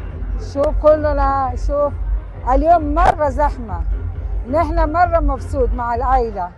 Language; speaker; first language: Arabic; non-native, learner; Bangla